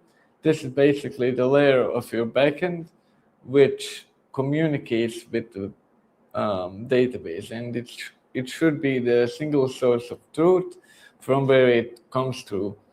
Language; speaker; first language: English; non-native, fluent; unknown